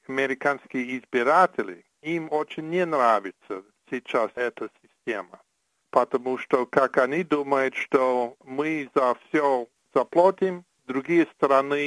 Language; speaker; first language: Russian; non-native, fluent; English